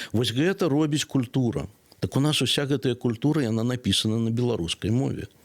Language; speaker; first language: Belarusian; native; Belarusian